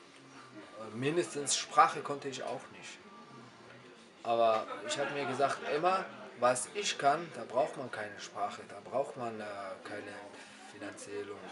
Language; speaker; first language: German; non-native, fluent; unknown